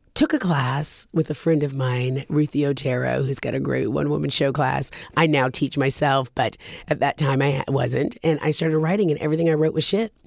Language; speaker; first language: English; early bilingual, other home language; Japanese